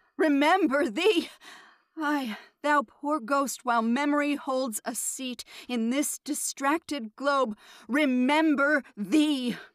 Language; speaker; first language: English; native; English